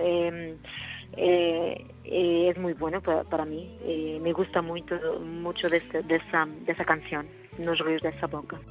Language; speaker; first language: Spanish; non-native, learner; Portuguese